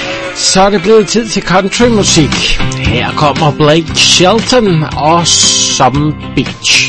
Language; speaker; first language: Danish; native; Danish